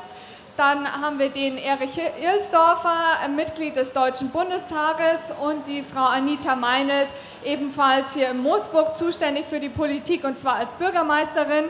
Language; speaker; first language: German; native; German